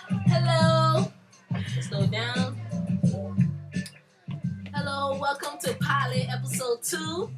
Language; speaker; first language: English; early bilingual, other home language; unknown